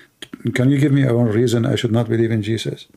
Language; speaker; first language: English; non-native, fluent; Arabic